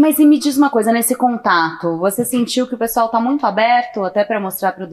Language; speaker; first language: Portuguese; native; Portuguese